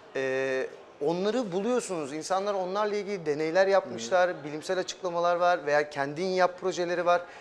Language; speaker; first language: Turkish; early bilingual, heritage; German